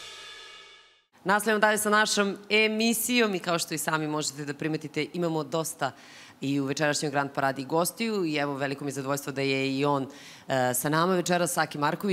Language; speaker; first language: Serbian; native; Serbian